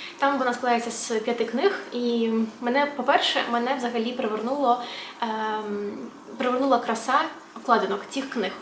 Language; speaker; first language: Ukrainian; native; Ukrainian